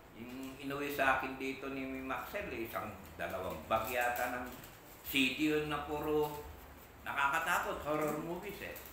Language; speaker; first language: Filipino; non-native, local second language; Iloko